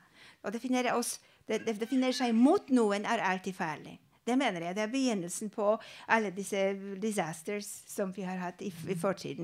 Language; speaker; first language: Norwegian; non-native, fluent; Polish